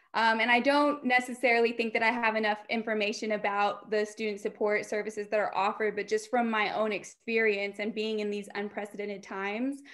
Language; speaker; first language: English; native; English